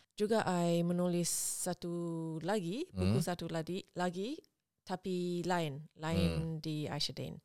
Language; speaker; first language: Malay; non-native, learner; English